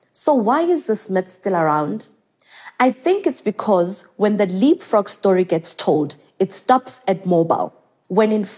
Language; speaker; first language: English; non-native, local second language; Xhosa